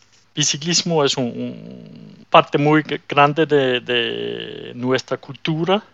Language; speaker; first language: Spanish; non-native, fluent; Danish